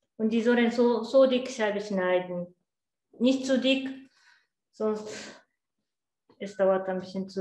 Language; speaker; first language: German; non-native, learner; Japanese